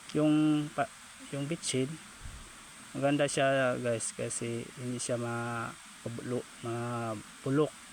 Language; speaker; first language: Filipino; non-native, local second language; Cebuano